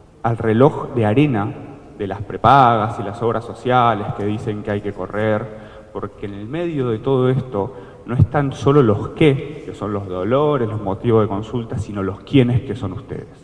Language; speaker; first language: Spanish; native; Spanish